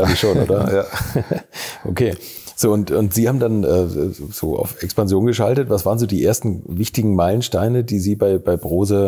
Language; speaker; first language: German; native; German